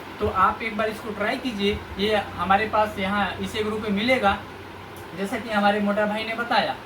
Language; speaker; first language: Hindi; native; Hindi